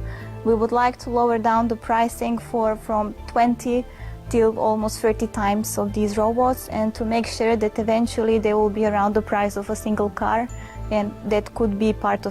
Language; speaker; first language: English; non-native, fluent; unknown